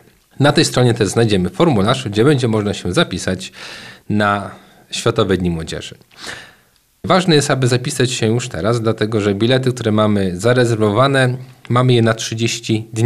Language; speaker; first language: Polish; native; Polish